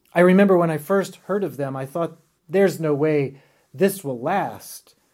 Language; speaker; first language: English; native; English